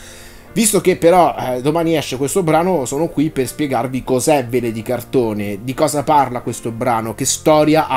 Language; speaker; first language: Italian; native; Italian